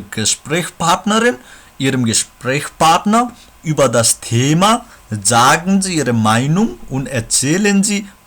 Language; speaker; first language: German; non-native, learner; Nepali